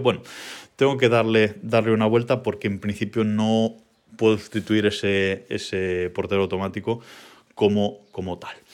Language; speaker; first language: Spanish; native; Spanish